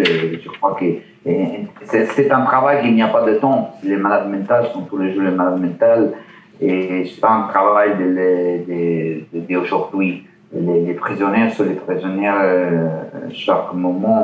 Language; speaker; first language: French; non-native, learner; Italian